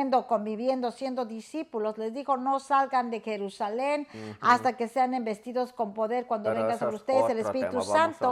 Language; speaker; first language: Spanish; native; Spanish